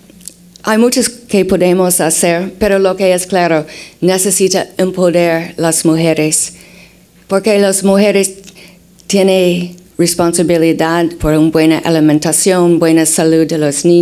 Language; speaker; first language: Spanish; non-native, fluent; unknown